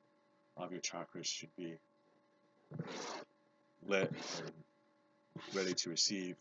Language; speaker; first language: English; native; English